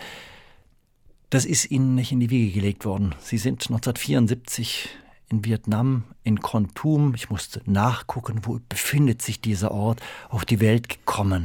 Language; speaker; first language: German; native; German